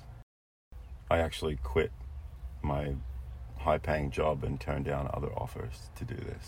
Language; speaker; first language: English; native; English